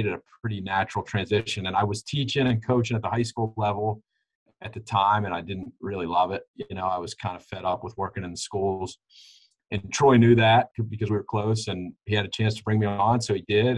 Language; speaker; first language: English; native; English